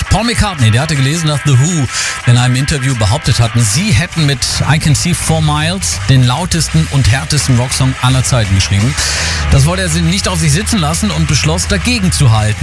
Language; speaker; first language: German; native; German